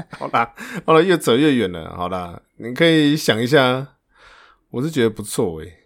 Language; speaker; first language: Chinese; native; Chinese